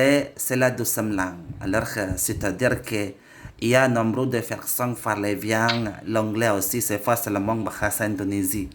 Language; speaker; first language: French; non-native, learner; Indonesian